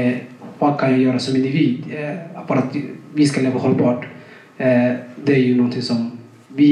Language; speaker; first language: Swedish; non-native, fluent; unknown